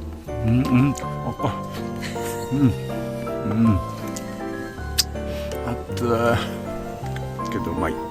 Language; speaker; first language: Japanese; native; Japanese